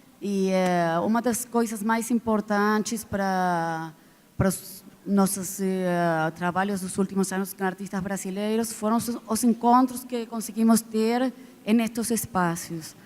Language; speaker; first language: Portuguese; non-native, fluent; Spanish